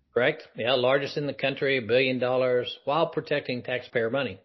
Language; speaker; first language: English; native; English